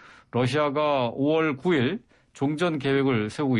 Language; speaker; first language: Korean; native; Korean